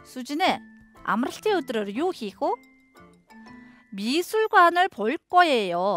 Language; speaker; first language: Korean; non-native, fluent; Mongolian